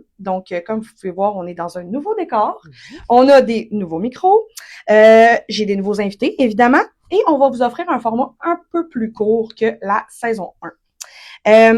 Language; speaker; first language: French; native; French